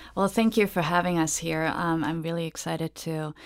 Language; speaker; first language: English; non-native, fluent; German